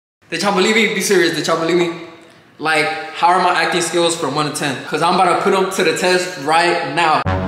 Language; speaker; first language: English; early bilingual, other home language; Spanish